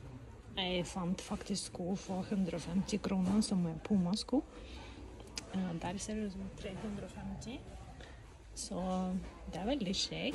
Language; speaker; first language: Norwegian; non-native, fluent; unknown